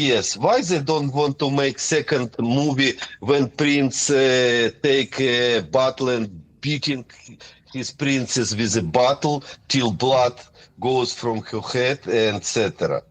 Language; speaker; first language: English; non-native, fluent; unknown